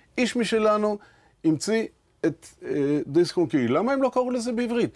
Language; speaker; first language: Hebrew; native; Hebrew